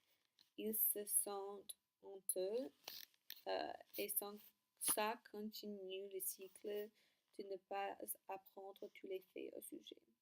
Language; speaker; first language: French; non-native, learner; English